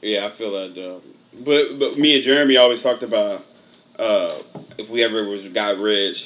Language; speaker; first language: English; native; English